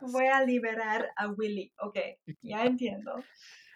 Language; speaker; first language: Spanish; non-native, fluent; English